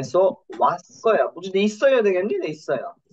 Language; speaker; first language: Korean; non-native, fluent; Kyrgyz